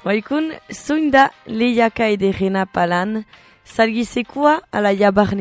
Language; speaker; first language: Basque; native; Basque